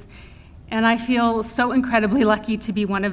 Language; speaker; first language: English; native; English